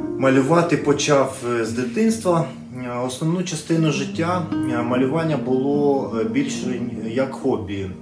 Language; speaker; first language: Ukrainian; non-native, local second language; Russian